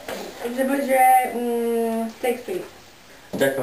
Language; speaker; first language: French; non-native, learner; English